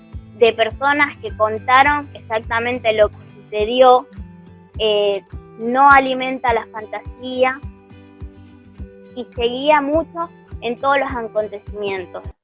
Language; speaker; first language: Spanish; native; Spanish